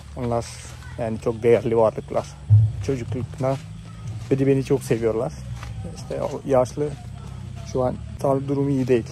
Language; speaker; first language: Turkish; non-native, fluent; Malayalam